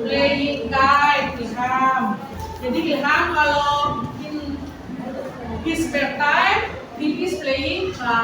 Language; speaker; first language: English; non-native, learner; Indonesian